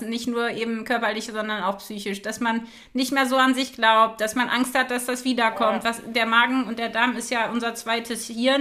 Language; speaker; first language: German; native; German